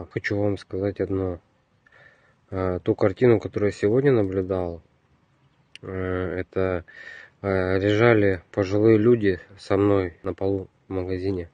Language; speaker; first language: Russian; native; Russian